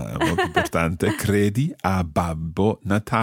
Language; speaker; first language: Italian; non-native, fluent; English